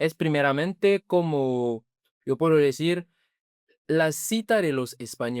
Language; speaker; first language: Spanish; non-native, learner; French